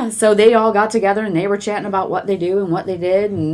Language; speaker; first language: English; native; English